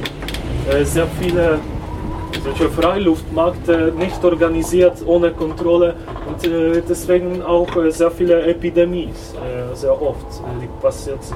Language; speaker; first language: German; non-native, fluent; Polish